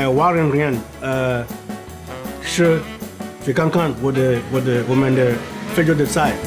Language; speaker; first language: Chinese; non-native, learner; French